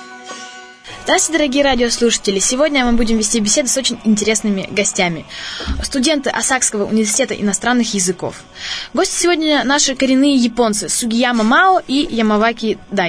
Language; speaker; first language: Russian; native; Russian